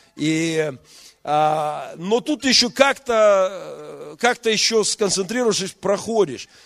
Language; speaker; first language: Russian; native; Russian